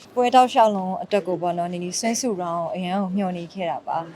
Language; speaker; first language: Burmese; native; Burmese